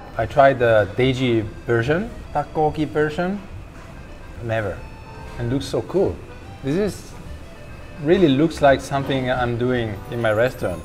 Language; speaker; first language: English; non-native, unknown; Italian